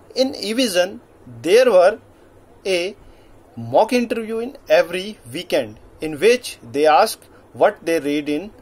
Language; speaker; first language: English; non-native, local second language; Hindi